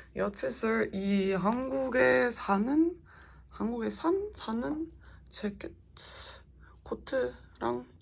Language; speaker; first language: Korean; non-native, learner; Dutch